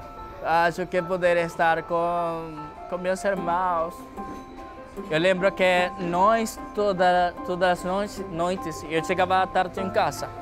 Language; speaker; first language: Portuguese; non-native, fluent; Spanish